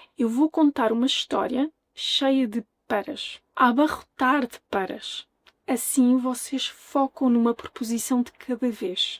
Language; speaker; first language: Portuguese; native; Portuguese